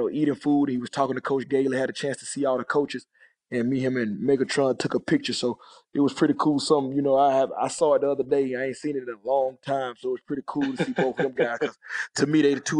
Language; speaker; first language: English; native; English